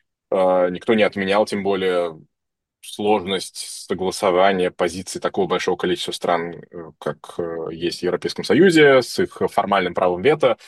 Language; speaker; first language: Russian; native; Russian